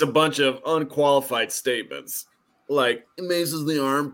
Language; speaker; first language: English; native; English